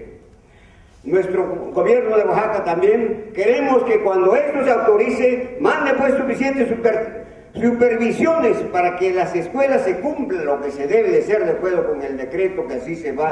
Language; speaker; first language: Spanish; non-native, local second language; Zapotec